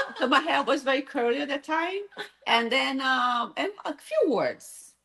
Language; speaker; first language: English; non-native, learner; Portuguese